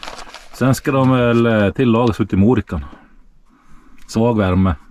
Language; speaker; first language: Swedish; native; Swedish